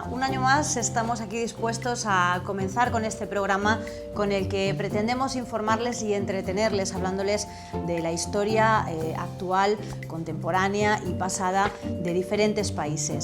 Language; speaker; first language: Spanish; native; Spanish